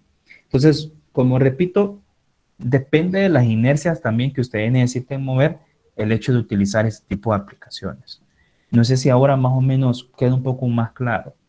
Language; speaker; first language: Spanish; native; Spanish